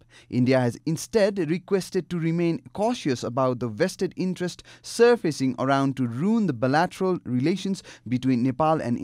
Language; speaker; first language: English; non-native, local second language; Nepali